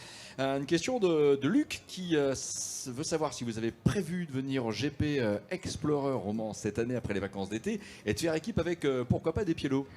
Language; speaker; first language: French; native; French